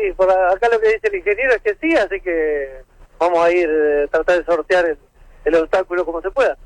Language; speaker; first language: Spanish; native; Spanish